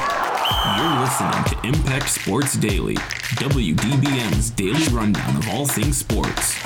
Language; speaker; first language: English; native; English